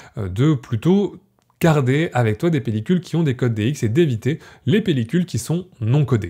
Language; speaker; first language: French; native; French